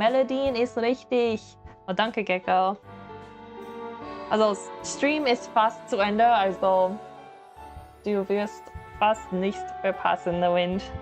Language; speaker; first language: German; non-native, learner; English